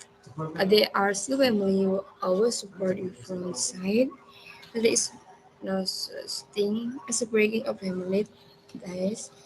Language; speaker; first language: English; non-native, learner; Indonesian